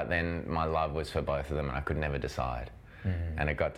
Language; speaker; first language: English; native; English